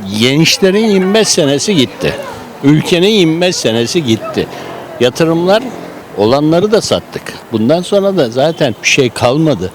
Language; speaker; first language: Turkish; native; Turkish